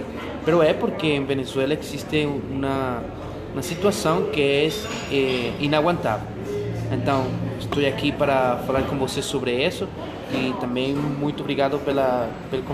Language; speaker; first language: Portuguese; non-native, fluent; Spanish